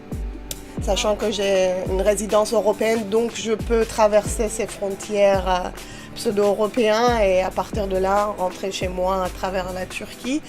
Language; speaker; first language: French; non-native, fluent; Persian